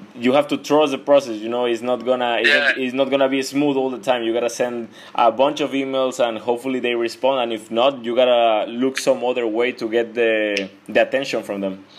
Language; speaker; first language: English; non-native, fluent; Spanish